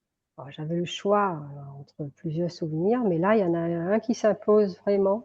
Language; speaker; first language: French; native; French